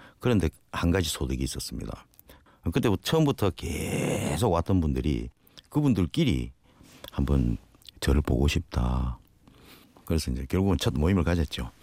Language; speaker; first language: Korean; native; Korean